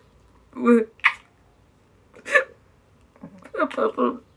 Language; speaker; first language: French; non-native, learner; Spanish